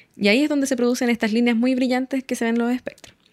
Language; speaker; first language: Spanish; native; Spanish